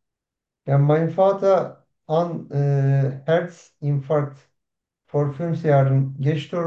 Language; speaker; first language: German; non-native, learner; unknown